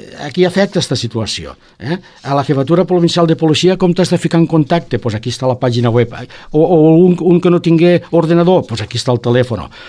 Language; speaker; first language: Catalan; native; Catalan